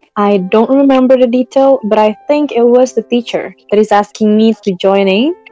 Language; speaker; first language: English; non-native, fluent; Indonesian